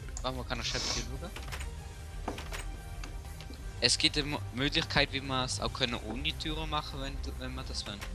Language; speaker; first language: German; native; German